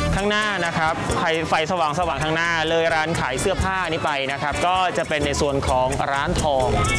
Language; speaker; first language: Thai; non-native, fluent; Khmer